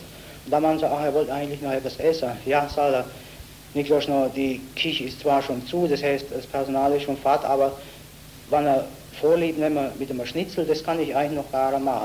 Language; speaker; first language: German; native; German